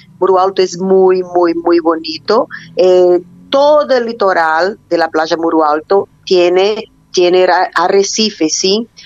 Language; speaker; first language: Spanish; non-native, learner; Portuguese